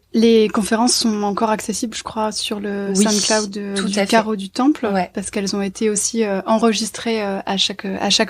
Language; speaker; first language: French; native; French